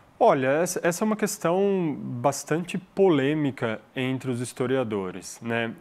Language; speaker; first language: Portuguese; early bilingual, other home language; Arabic